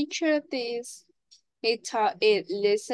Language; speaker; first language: English; non-native, learner; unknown